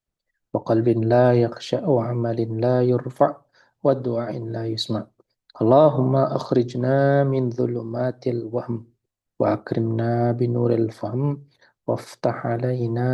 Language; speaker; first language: Arabic; non-native, fluent; Indonesian